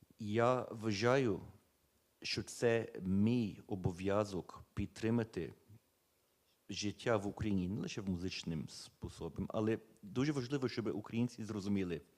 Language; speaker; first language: Ukrainian; early bilingual, heritage; Ukrainian